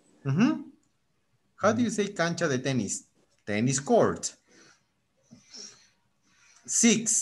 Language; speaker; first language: English; non-native, fluent; Spanish